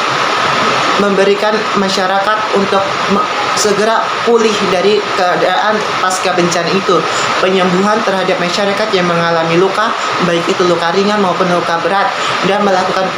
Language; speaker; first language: Indonesian; native; Indonesian